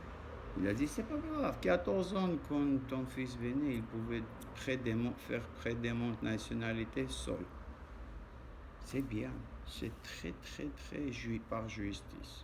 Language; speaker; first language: French; non-native, learner; Armenian